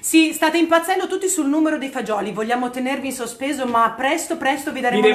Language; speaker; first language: Italian; native; Italian